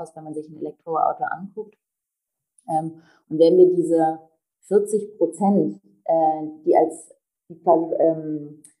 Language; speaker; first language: German; native; German